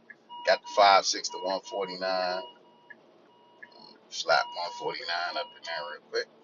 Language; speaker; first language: English; native; English